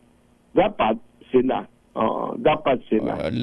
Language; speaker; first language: Filipino; native; Filipino